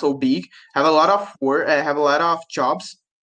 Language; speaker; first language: English; non-native, learner; Portuguese